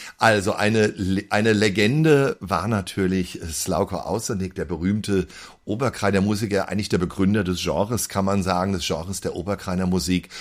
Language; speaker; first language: German; native; German